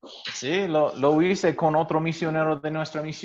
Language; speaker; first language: Spanish; non-native, fluent; English